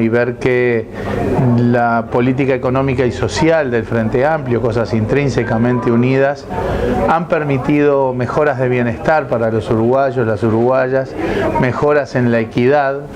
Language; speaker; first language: Spanish; native; Spanish